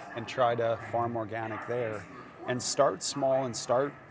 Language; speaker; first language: English; native; English